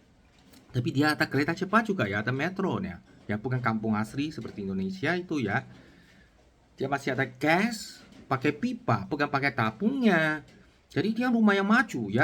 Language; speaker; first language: Indonesian; non-native, learner; Chinese